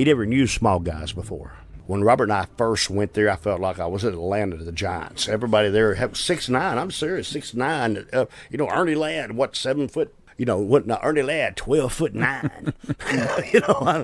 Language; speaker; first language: English; native; English